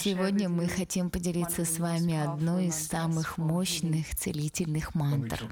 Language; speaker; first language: Russian; native; Russian